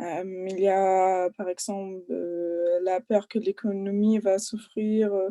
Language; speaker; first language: French; non-native, fluent; German